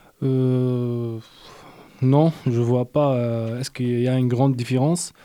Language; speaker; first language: French; non-native, local second language; Arabic